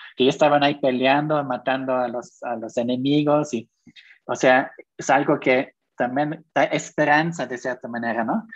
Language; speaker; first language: Spanish; non-native, fluent; German